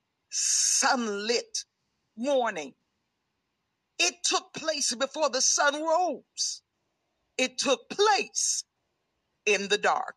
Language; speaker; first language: English; native; English